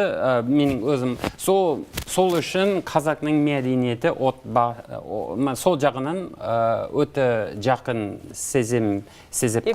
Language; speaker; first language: Kazakh; non-native, learner; English